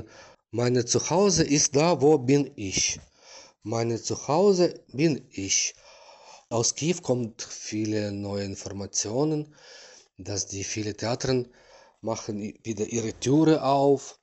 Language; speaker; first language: German; non-native, learner; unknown